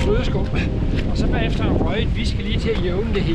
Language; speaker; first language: Danish; native; Danish